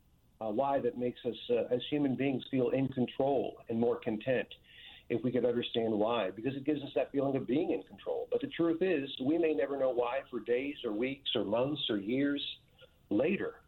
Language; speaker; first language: English; native; English